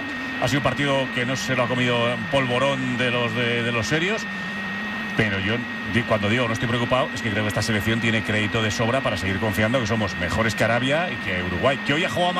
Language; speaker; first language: Spanish; native; Spanish